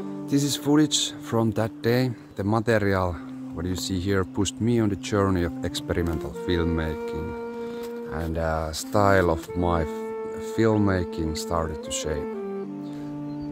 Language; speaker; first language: English; non-native, fluent; Finnish